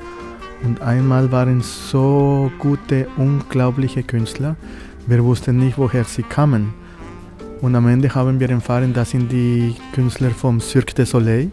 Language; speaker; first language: German; non-native, fluent; Spanish